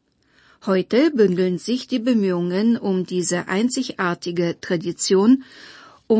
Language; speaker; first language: German; non-native, fluent; Bulgarian